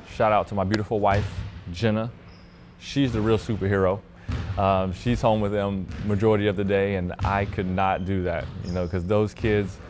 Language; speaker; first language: English; native; English